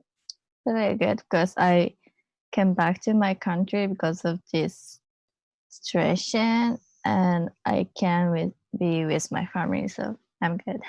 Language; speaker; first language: English; non-native, learner; Japanese